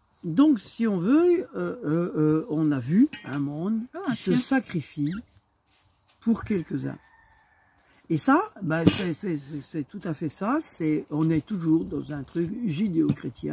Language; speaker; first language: French; native; French